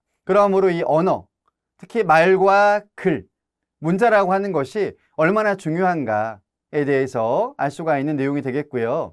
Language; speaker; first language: Korean; native; Korean